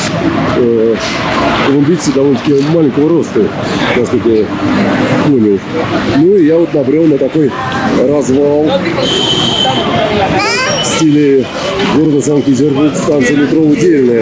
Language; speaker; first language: Russian; native; Russian